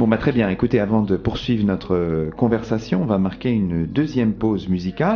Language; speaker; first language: French; native; French